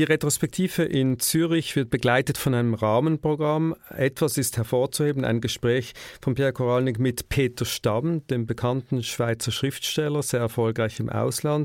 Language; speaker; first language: German; native; German